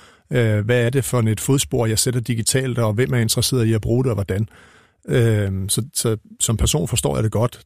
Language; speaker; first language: Danish; native; Danish